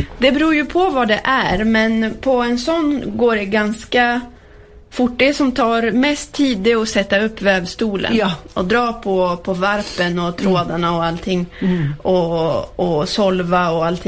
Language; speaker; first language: Swedish; early bilingual, heritage; Swedish